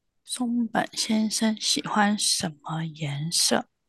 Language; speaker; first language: Chinese; non-native, learner; Japanese